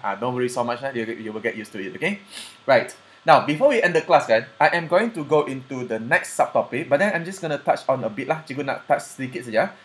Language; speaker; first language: English; non-native, local second language; Chinese